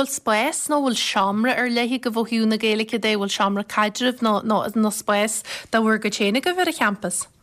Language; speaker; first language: Irish; native; Irish